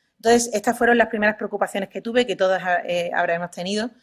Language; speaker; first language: Spanish; native; Spanish